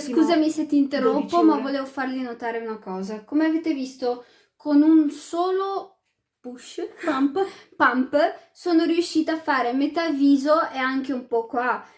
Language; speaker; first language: Italian; early bilingual, other home language; Arabic